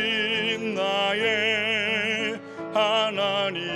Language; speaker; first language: Korean; native; Korean